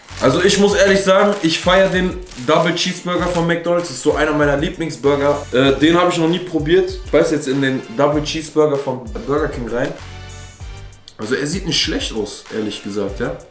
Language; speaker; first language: German; native; German